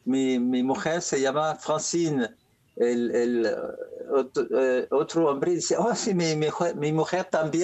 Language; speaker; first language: Spanish; non-native, learner; French